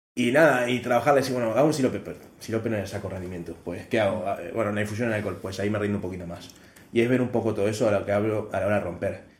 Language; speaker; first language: Spanish; native; Spanish